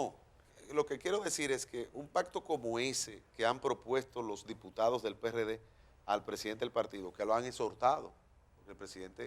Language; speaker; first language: Spanish; native; Spanish